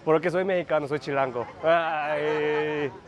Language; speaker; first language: Spanish; non-native, learner; Korean